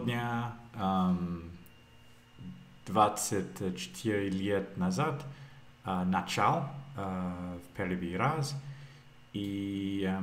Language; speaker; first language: Russian; non-native, learner; English